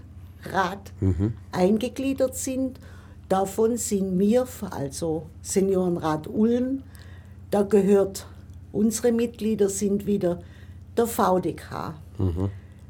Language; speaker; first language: German; native; German